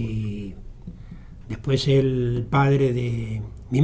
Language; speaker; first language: Spanish; native; Spanish